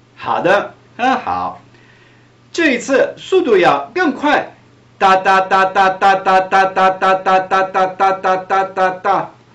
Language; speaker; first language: Chinese; non-native, fluent; Italian